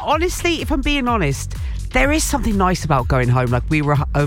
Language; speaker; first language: English; native; English